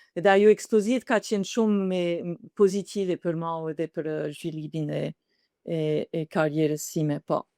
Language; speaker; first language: Albanian; early bilingual, heritage; Albanian